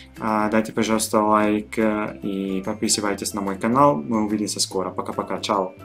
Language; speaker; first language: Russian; non-native, fluent; Italian